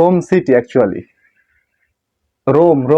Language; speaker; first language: English; non-native, learner; Bangla